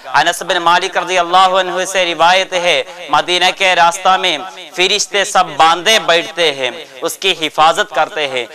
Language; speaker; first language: Urdu; non-native, local second language; Malayalam